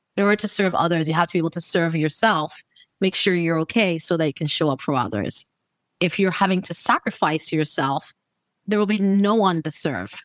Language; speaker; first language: English; native; English